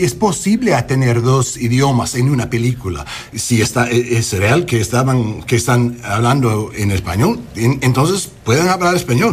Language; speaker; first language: Spanish; non-native, learner; English